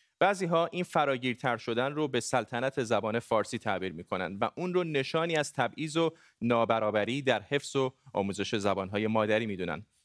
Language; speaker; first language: Persian; non-native, local second language; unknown